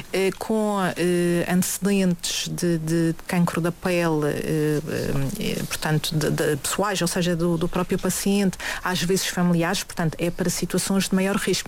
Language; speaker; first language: Portuguese; native; Portuguese